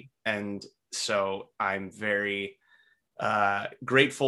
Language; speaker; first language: English; native; English